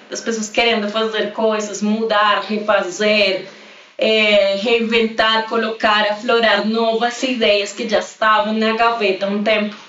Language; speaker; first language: Portuguese; non-native, fluent; Spanish